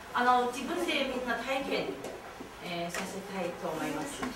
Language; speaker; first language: Japanese; non-native, fluent; Chinese